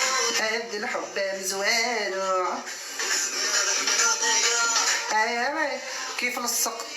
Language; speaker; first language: Arabic; native; Arabic